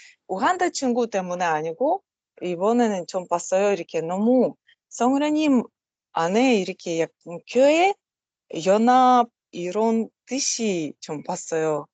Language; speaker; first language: Korean; non-native, learner; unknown